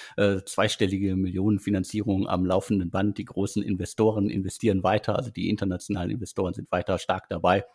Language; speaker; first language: German; native; German